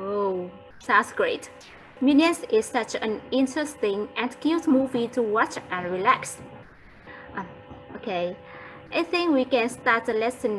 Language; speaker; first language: English; non-native, fluent; Vietnamese